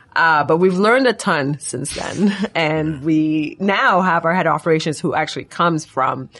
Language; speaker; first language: English; non-native, fluent; Arabic